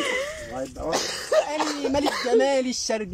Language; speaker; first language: Arabic; native; Arabic